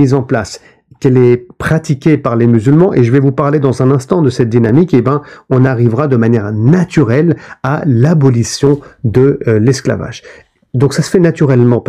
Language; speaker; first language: French; native; French